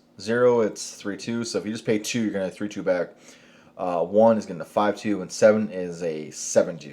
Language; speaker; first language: English; native; English